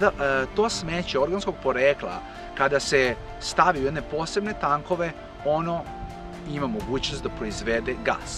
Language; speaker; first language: Serbian; native; Serbian